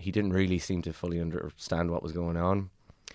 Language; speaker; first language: English; native; English